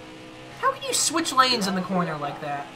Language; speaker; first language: English; native; English